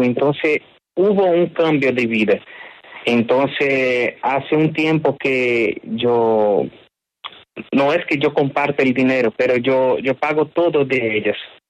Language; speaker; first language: Spanish; non-native, learner; Portuguese